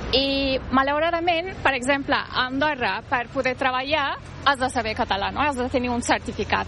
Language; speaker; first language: Catalan; non-native, fluent; Turkish